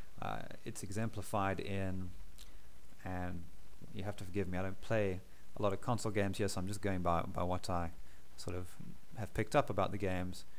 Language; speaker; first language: English; native; English